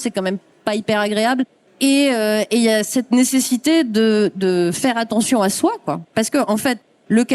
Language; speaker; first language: French; native; French